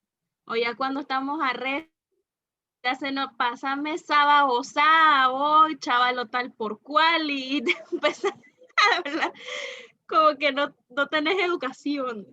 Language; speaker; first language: Spanish; native; Spanish